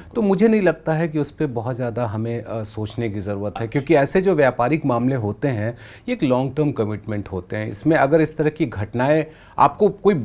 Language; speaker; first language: Hindi; native; Hindi